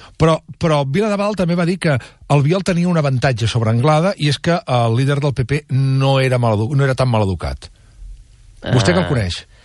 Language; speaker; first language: Catalan; native; Catalan